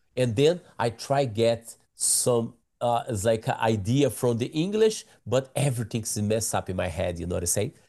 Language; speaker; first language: English; non-native, learner; Portuguese